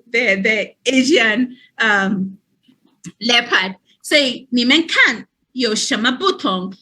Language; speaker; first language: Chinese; non-native, fluent; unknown